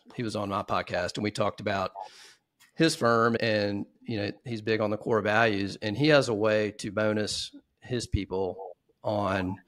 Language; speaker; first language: English; native; English